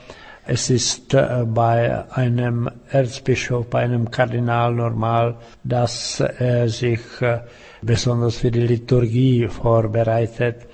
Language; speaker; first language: German; non-native, fluent; Czech